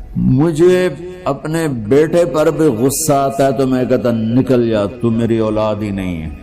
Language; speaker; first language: Urdu; non-native, local second language; Punjabi